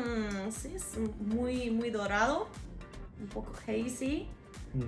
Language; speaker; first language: Spanish; non-native, fluent; English